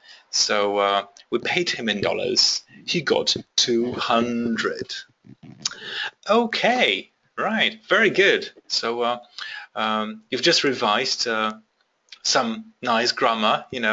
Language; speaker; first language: English; non-native, fluent; Polish